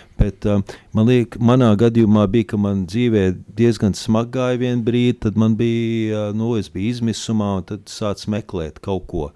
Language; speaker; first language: Latvian; early bilingual, heritage; Latvian